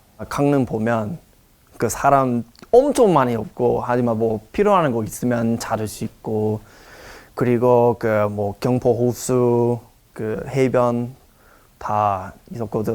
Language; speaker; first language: Korean; non-native, learner; English